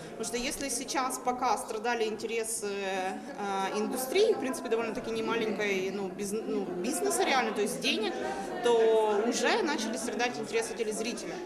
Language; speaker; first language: Russian; native; Russian